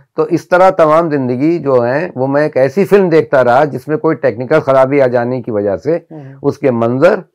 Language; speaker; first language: Hindi; native; Hindi